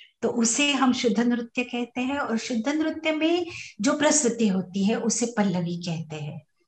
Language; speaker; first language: Hindi; non-native, local second language; Marathi